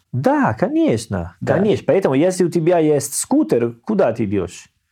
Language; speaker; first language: Russian; non-native, learner; Italian